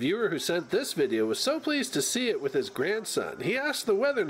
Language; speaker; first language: English; native; English